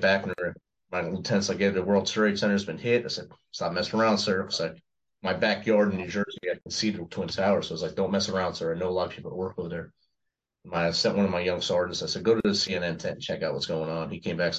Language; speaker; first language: English; native; English